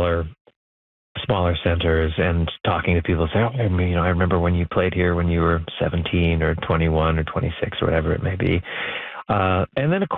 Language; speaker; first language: English; native; English